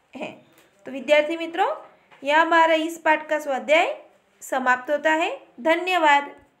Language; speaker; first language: Hindi; non-native, local second language; Gujarati